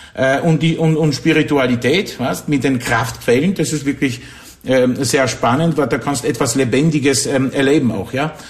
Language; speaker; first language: German; non-native, fluent; Polish